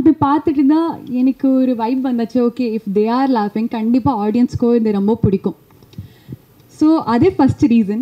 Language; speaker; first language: Tamil; non-native, fluent; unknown